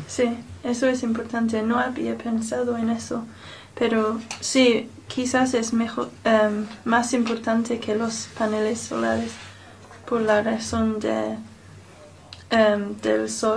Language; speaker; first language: Spanish; non-native, learner; English